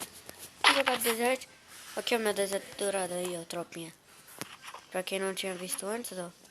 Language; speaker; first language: Portuguese; native; Portuguese